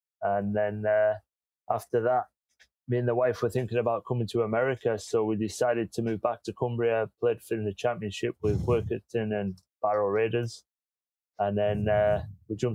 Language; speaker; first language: English; native; English